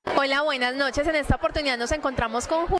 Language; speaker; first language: Spanish; native; Spanish